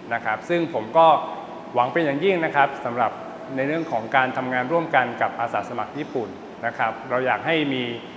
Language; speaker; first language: Thai; native; Thai